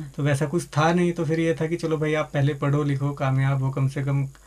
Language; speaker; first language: Hindi; native; Hindi